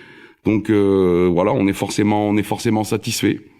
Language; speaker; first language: French; native; French